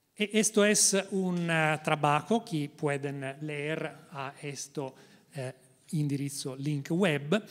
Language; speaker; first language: Spanish; non-native, learner; Italian